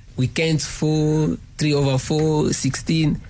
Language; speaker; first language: English; non-native, learner; Lingala